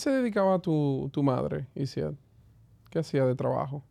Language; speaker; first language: Spanish; native; Spanish